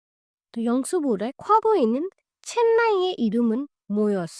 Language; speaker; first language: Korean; non-native, fluent; Hindi